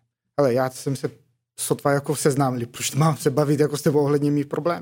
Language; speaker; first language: Czech; non-native, fluent; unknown